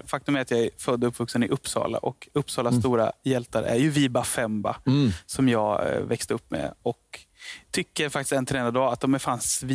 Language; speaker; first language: Swedish; native; Swedish